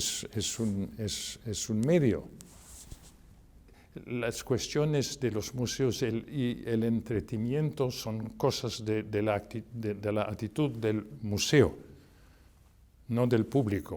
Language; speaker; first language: Spanish; non-native, fluent; French